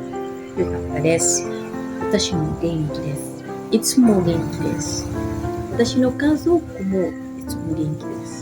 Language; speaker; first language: Japanese; non-native, learner; Indonesian